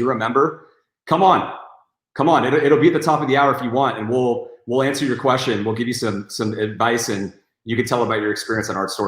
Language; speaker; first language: English; native; English